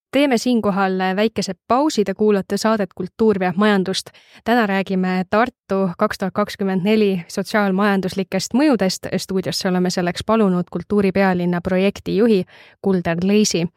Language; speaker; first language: Estonian; native; Estonian